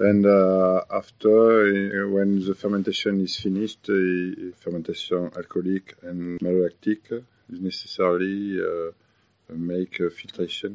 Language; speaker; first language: English; non-native, learner; French